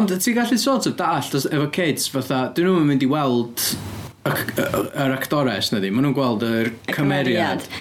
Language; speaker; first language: Welsh; native; Welsh